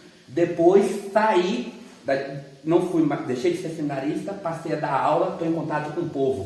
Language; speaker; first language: Portuguese; native; Portuguese